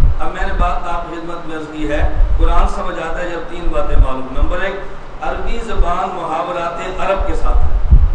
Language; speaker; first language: Urdu; non-native, local second language; Punjabi